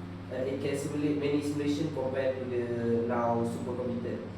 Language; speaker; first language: English; non-native, learner; Malay